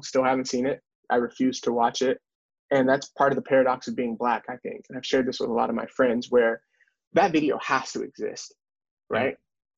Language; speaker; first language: English; native; English